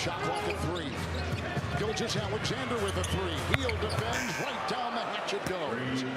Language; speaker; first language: English; native; English